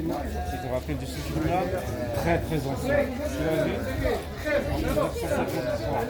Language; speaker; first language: French; non-native, local second language; Arabic